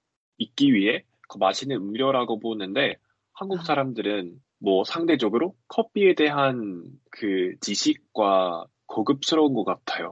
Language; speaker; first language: Korean; non-native, fluent; English